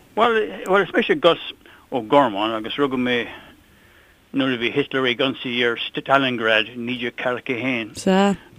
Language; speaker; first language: Irish; non-native, local second language; English